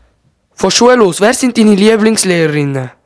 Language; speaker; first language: German; early bilingual, other home language; Turkish